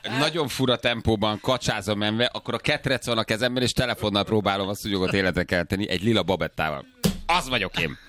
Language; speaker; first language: Hungarian; native; Hungarian